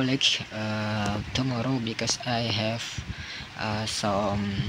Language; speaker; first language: English; non-native, learner; Indonesian